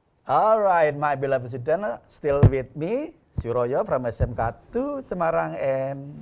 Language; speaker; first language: English; non-native, fluent; Indonesian